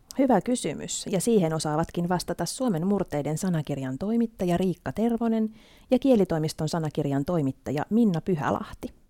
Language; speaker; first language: Finnish; native; Finnish